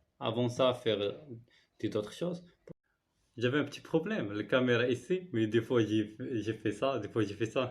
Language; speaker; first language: French; non-native, learner; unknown